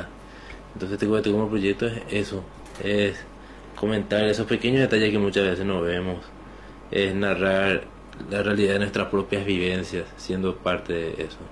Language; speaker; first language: Spanish; native; Spanish